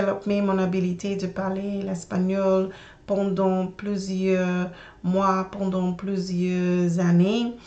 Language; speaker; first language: French; non-native, learner; English